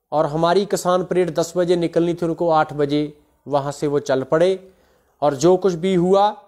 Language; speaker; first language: Hindi; non-native, local second language; Punjabi